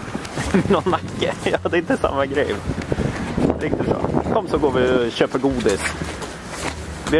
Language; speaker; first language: Swedish; native; Swedish